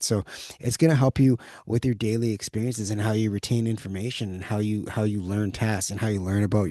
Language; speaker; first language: English; native; English